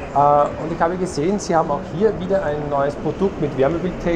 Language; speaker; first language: German; native; German